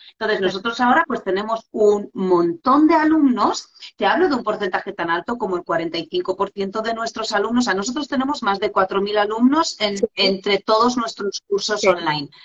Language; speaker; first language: Spanish; non-native, fluent; Polish